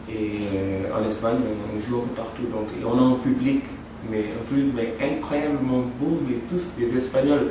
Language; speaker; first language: French; non-native, local second language; Wolof